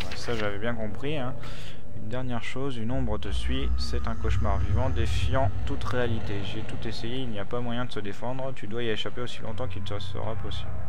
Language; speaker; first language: French; native; French